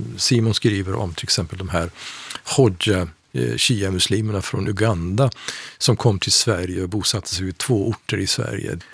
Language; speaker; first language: Swedish; non-native, fluent; Persian